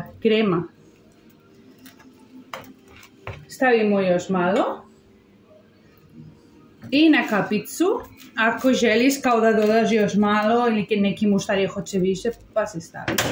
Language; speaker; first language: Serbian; non-native, learner; Spanish